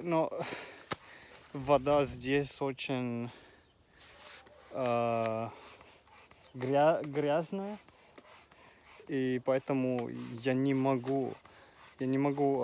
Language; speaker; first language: Russian; non-native, learner; Finnish